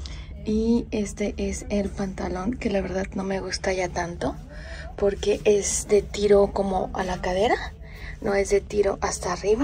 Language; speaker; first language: Spanish; native; Spanish